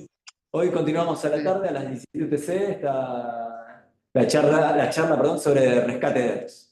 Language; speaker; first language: Spanish; native; Spanish